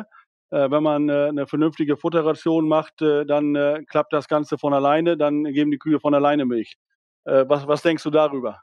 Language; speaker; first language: German; native; German